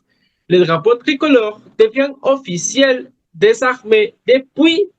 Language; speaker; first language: French; non-native, learner; Spanish